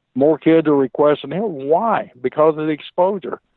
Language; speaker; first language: English; native; English